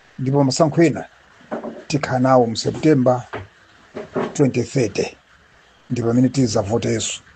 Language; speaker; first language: Nyanja; native; Nyanja